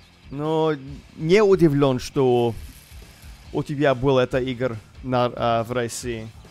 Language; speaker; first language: Russian; non-native, learner; English